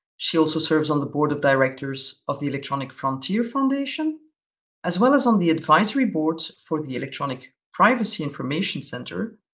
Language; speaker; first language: English; non-native, fluent; Dutch